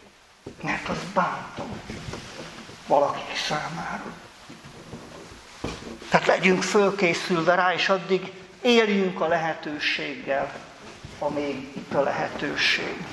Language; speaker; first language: Hungarian; native; Hungarian